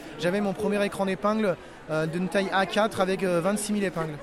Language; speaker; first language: French; native; French